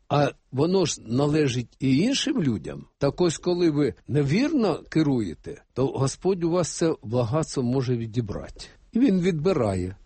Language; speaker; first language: Ukrainian; native; Ukrainian